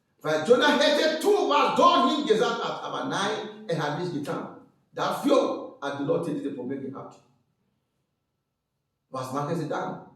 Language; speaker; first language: German; non-native, learner; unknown